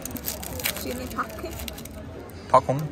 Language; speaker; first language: German; non-native, learner; Thai